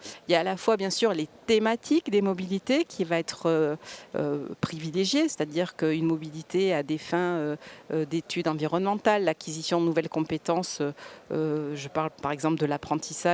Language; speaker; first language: French; native; French